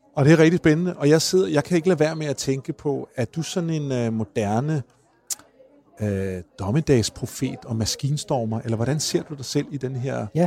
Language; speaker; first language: Danish; native; Danish